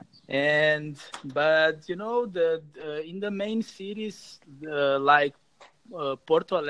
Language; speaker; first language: English; non-native, learner; Portuguese